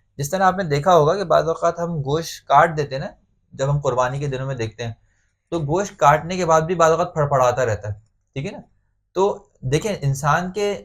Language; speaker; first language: Urdu; native; Urdu